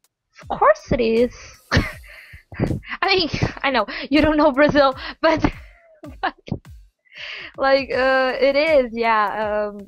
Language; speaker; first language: English; non-native, fluent; Portuguese